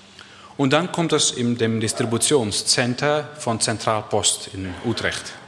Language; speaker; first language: German; non-native, learner; Dutch